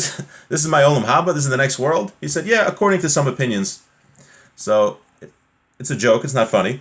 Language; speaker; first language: English; native; English